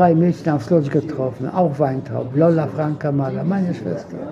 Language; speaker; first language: German; non-native, fluent; Polish